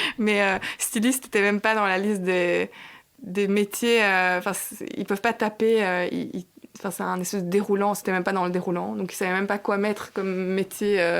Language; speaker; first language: French; native; French